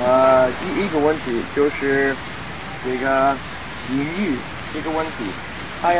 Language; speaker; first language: Chinese; non-native, fluent; English